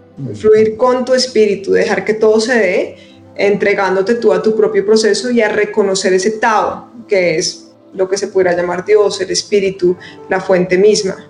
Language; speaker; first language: Spanish; native; Spanish